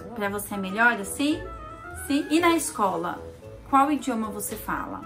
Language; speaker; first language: Portuguese; native; Portuguese